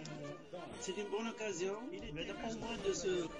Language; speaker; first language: French; non-native, local second language; Arabic